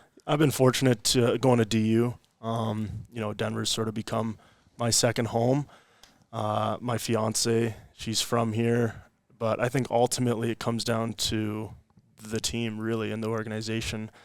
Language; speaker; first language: English; native; English